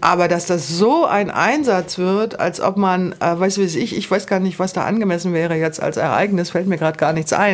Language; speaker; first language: German; native; German